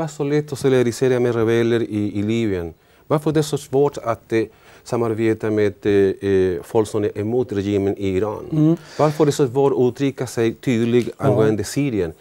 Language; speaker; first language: Swedish; non-native, learner; Spanish